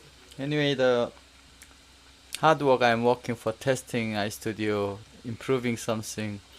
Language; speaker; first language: English; non-native, learner; Korean